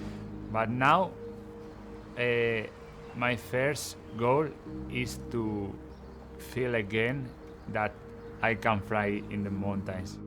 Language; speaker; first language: English; non-native, fluent; Spanish